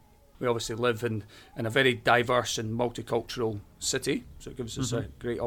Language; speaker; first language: English; native; English